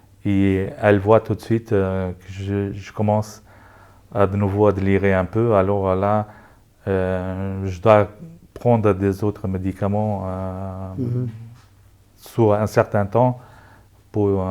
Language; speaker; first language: French; non-native, local second language; Luxembourgish